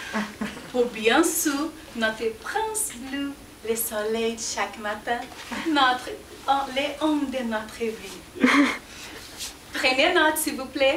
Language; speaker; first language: French; non-native, learner; Portuguese